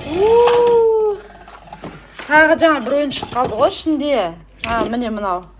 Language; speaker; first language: Kazakh; native; Kazakh